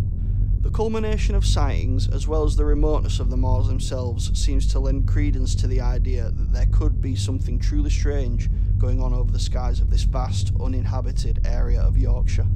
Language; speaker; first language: English; native; English